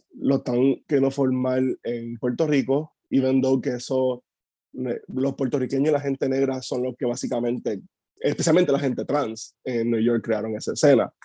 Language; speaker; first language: Spanish; native; Spanish